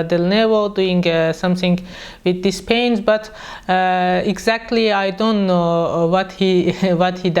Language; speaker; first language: English; non-native, learner; Persian